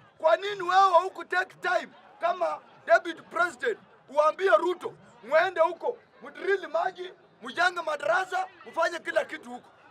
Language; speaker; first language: Swahili; native; Swahili